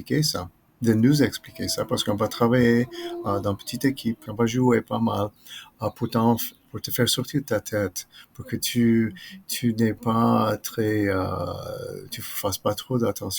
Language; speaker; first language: French; non-native, fluent; English